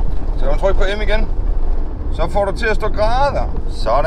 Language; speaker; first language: Danish; native; Danish